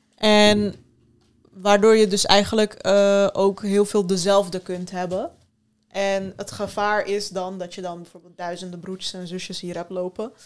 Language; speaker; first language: Dutch; early bilingual, other home language; Turkish